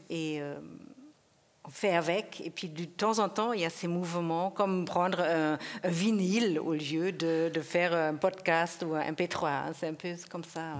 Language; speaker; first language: French; non-native, fluent; German